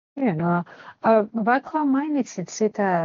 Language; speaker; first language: Finnish; non-native, fluent; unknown